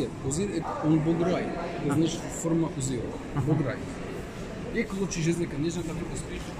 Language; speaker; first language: Russian; non-native, learner; Arabic